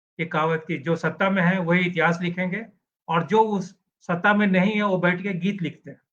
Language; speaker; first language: Hindi; native; Hindi